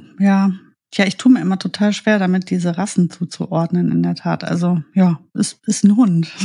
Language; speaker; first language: German; native; German